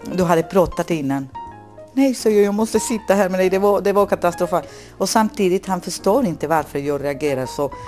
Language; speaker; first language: Swedish; non-native, fluent; Spanish